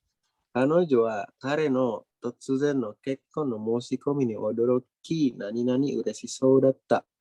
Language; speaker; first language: Japanese; non-native, learner; Indonesian